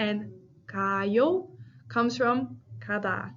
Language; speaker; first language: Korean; non-native, fluent; English